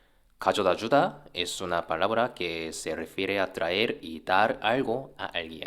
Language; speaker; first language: Spanish; non-native, fluent; Korean